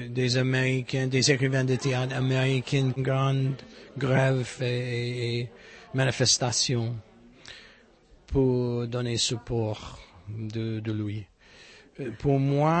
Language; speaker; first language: French; non-native, learner; English